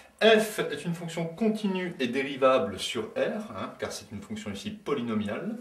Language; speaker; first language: French; native; French